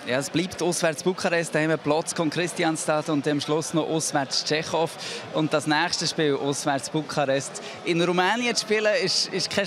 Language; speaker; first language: German; native; German